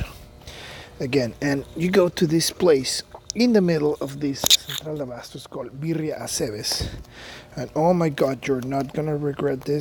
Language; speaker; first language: English; non-native, fluent; Spanish